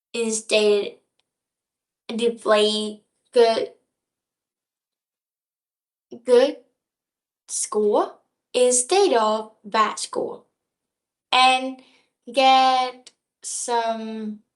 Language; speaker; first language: English; non-native, learner; Vietnamese